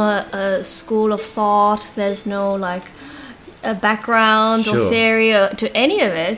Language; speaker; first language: English; native; English